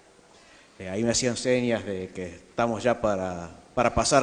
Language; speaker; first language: Spanish; native; Spanish